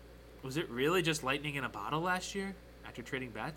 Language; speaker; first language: English; native; English